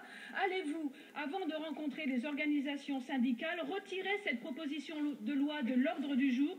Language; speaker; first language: French; native; French